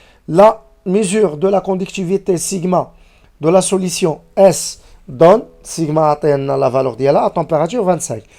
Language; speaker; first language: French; non-native, local second language; Arabic